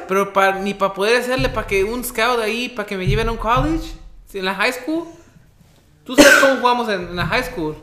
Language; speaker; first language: Spanish; native; Spanish